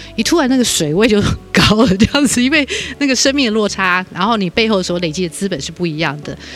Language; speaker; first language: Chinese; native; Chinese